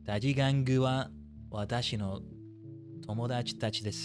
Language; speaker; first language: Japanese; non-native, learner; English